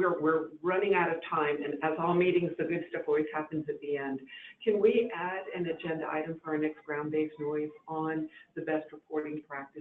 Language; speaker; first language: English; native; English